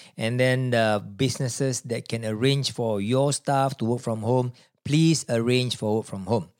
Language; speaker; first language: English; non-native, local second language; Malay